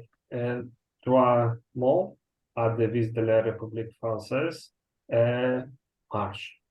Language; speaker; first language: French; non-native, learner; Russian